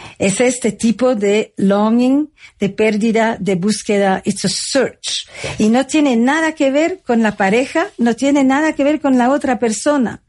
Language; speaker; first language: Spanish; non-native, fluent; French